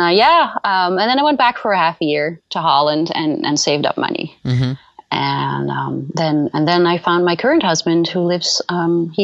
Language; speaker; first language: English; non-native, fluent; Dutch